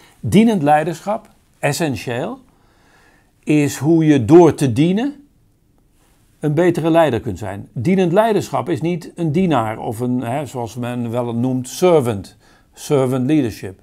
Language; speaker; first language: Dutch; native; Dutch